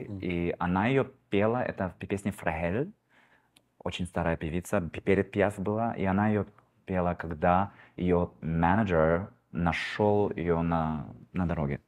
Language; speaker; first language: Russian; early bilingual, heritage; Russian